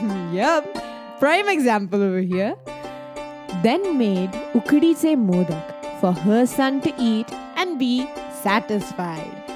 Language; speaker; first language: English; non-native, local second language; Marathi